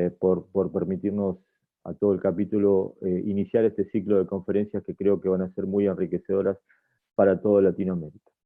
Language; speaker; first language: Spanish; native; Spanish